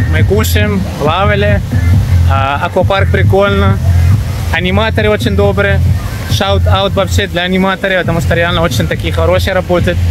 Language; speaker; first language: Russian; non-native, learner; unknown